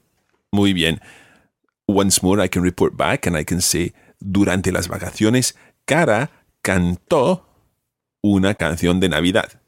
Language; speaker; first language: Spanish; non-native, fluent; English